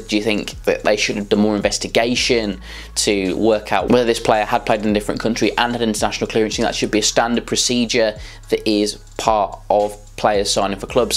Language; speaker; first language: English; native; English